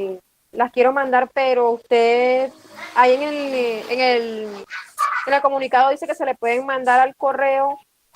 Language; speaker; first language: Spanish; native; Spanish